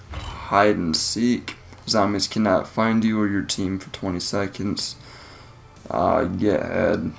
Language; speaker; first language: English; native; English